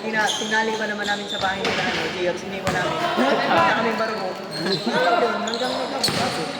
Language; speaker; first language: Filipino; non-native, local second language; Cebuano